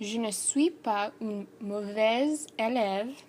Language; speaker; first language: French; non-native, learner; English